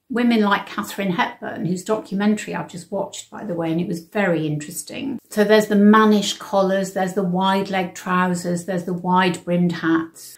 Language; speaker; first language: English; native; English